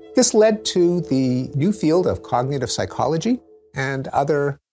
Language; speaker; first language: English; native; English